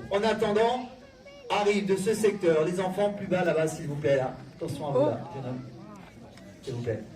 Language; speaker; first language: French; native; French